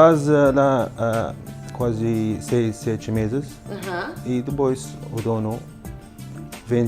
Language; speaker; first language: Portuguese; non-native, learner; Arabic